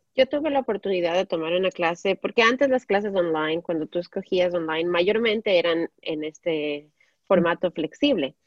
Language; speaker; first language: Spanish; native; Spanish